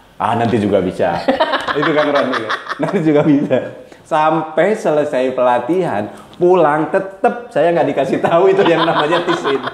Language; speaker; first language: Indonesian; native; Indonesian